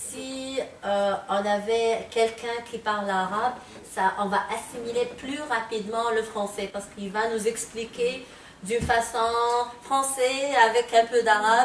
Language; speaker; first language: French; non-native, local second language; Arabic